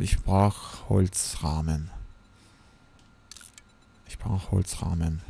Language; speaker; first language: German; native; German